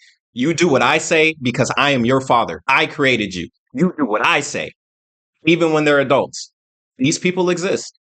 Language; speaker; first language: English; native; English